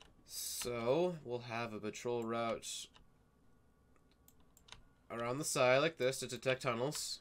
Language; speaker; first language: English; native; English